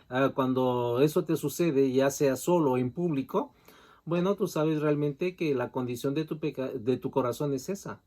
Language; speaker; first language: Spanish; native; Spanish